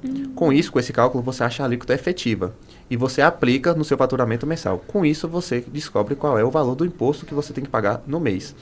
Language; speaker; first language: Portuguese; native; Portuguese